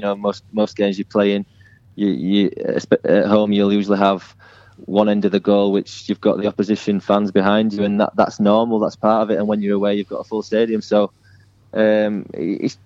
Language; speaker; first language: English; native; English